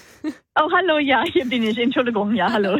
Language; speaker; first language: German; non-native, learner; English